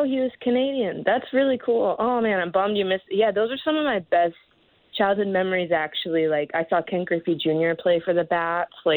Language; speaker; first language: English; native; English